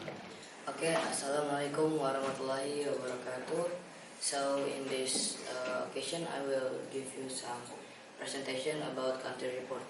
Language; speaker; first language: English; non-native, learner; Indonesian